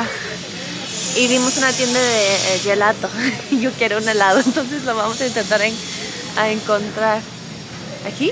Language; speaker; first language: Spanish; non-native, fluent; English